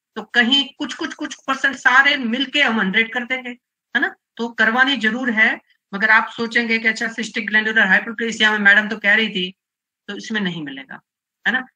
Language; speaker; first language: Hindi; non-native, local second language; Gujarati